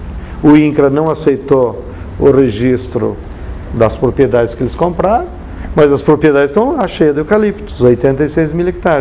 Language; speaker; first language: Portuguese; native; Portuguese